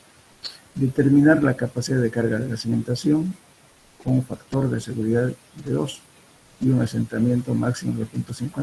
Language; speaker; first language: Spanish; native; Spanish